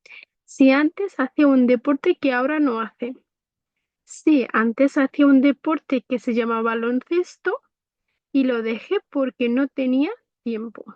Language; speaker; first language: Spanish; non-native, fluent; Bangla